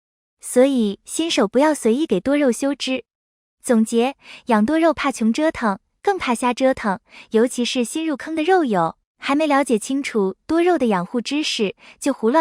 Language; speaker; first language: Chinese; native; Chinese